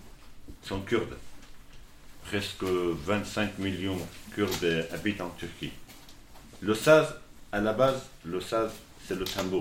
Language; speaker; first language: French; non-native, fluent; Kurdish